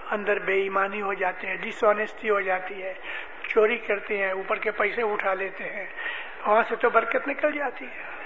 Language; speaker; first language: Urdu; non-native, local second language; Gujarati